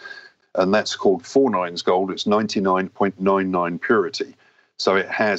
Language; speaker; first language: English; native; English